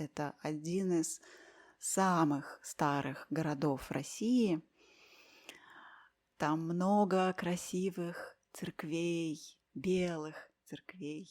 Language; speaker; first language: Russian; native; Russian